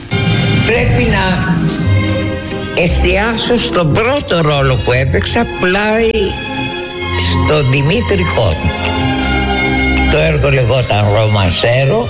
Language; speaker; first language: Greek; native; Greek